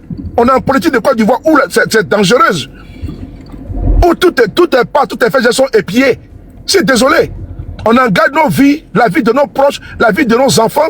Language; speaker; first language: French; native; French